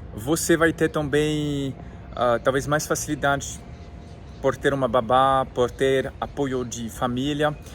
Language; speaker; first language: Portuguese; non-native, fluent; French